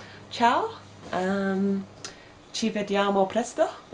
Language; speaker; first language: Italian; non-native, learner; English